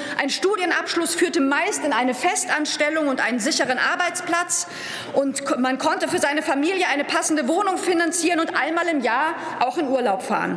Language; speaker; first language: German; early bilingual, other home language; Turkish